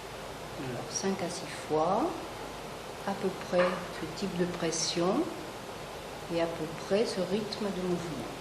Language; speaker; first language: French; native; French